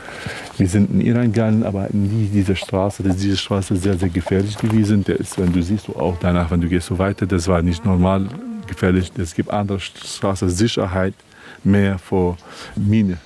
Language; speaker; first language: German; non-native, learner; Central Kurdish